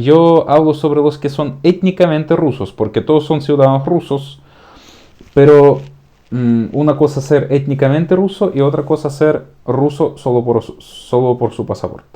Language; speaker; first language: Spanish; non-native, fluent; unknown